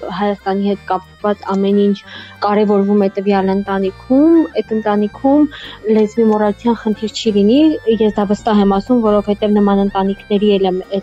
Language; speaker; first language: Armenian; native; Armenian